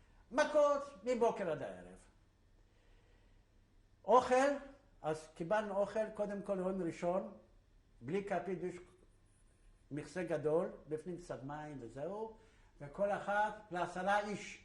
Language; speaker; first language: Hebrew; non-native, fluent; Polish